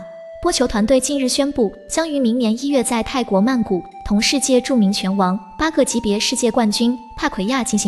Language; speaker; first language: Chinese; native; Chinese